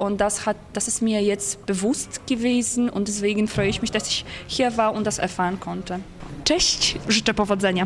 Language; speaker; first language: German; non-native, fluent; Polish